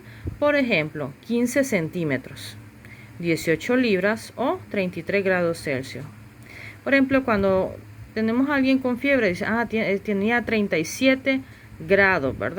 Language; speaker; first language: Spanish; native; Spanish